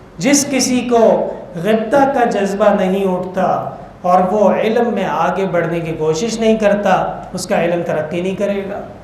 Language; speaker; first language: Urdu; non-native, local second language; Pashto